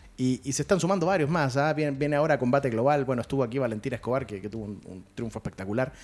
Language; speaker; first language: Spanish; native; Spanish